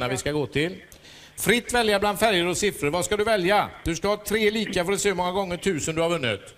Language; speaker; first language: Swedish; native; Swedish